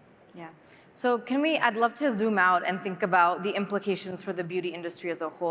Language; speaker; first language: English; native; English